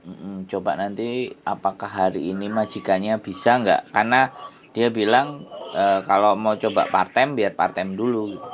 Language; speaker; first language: Indonesian; non-native, local second language; Javanese